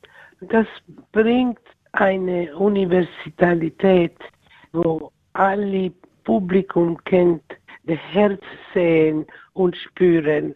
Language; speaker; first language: German; non-native, learner; Italian